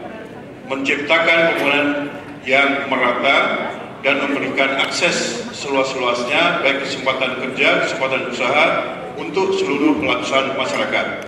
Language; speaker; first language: Indonesian; native; Indonesian